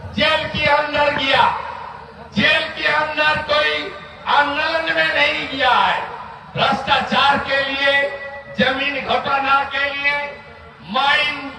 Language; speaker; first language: Hindi; non-native, local second language; Bangla